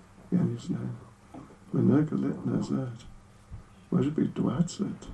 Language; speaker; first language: Russian; non-native, learner; English